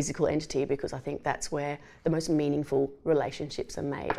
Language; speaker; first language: English; native; English